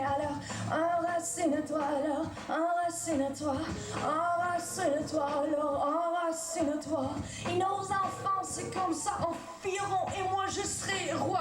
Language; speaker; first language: French; non-native, learner; English